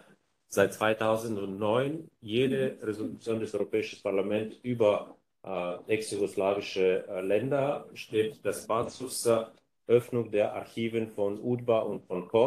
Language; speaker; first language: German; non-native, fluent; Bulgarian